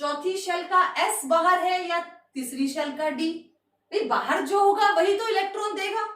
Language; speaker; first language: Hindi; native; Hindi